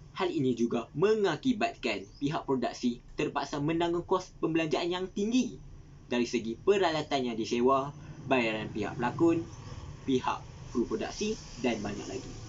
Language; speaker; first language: Malay; native; Malay